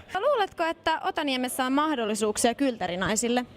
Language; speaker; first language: Finnish; native; Finnish